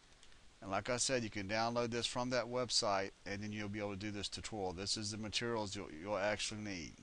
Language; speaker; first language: English; native; English